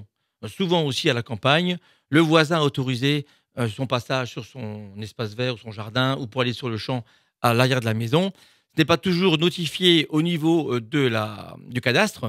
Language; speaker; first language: French; native; French